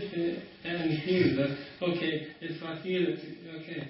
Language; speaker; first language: German; non-native, learner; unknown